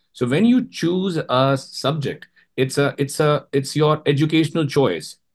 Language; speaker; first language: English; non-native, local second language; Urdu